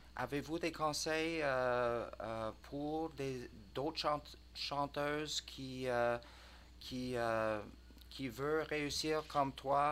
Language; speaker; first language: French; non-native, learner; English